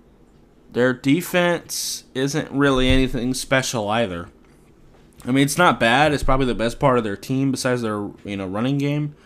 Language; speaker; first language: English; native; English